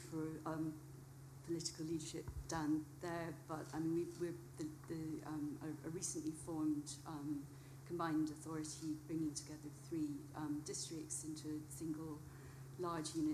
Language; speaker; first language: English; native; English